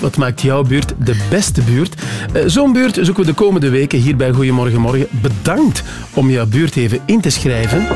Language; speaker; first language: Dutch; native; Dutch